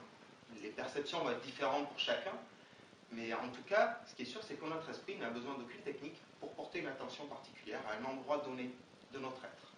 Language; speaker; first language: French; native; French